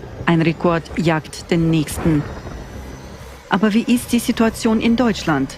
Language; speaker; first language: German; native; German